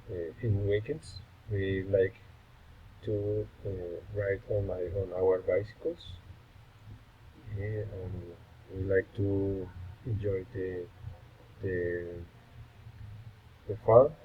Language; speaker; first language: English; non-native, learner; Spanish